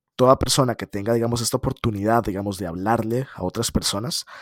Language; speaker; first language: Spanish; native; Spanish